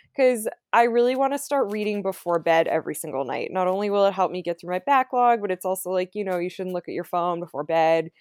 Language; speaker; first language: English; native; English